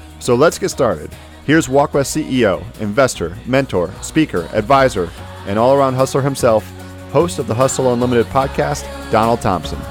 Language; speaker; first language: English; native; English